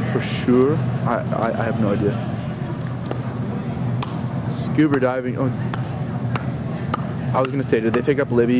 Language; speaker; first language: English; native; English